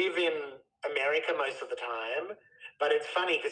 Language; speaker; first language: English; native; English